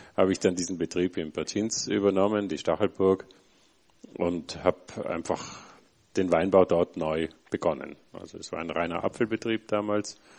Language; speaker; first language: German; native; German